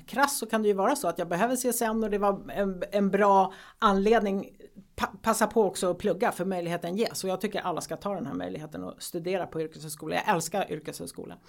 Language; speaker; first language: Swedish; early bilingual, other home language; Greek